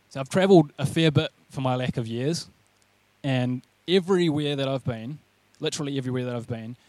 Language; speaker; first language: English; native; English